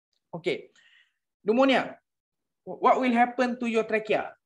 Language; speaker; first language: English; non-native, local second language; Malay